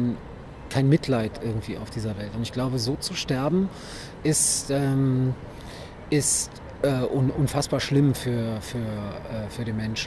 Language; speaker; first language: German; native; German